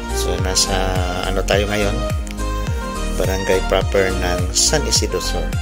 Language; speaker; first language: Filipino; native; Filipino